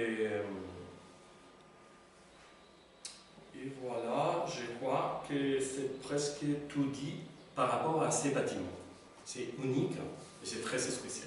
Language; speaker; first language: French; non-native, learner; Spanish